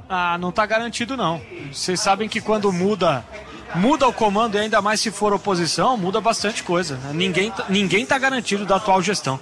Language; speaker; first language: Portuguese; native; Portuguese